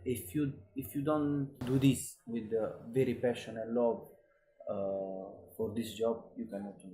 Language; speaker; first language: English; non-native, learner; Italian